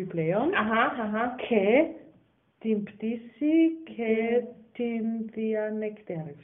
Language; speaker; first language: Greek; non-native, learner; German